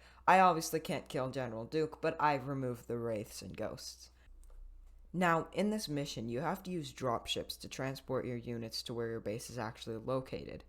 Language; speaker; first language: English; native; English